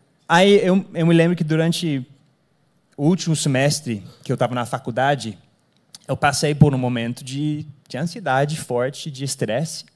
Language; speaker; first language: Portuguese; non-native, fluent; English